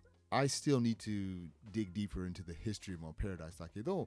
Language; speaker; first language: English; native; English